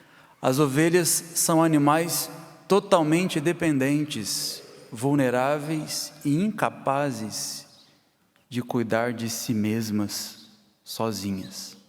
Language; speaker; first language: Portuguese; native; Portuguese